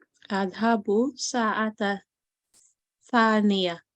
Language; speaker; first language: Arabic; non-native, learner; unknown